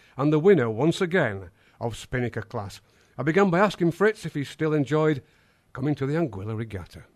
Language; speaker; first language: English; native; English